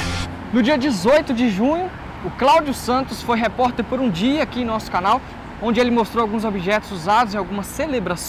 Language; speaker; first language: Portuguese; native; Portuguese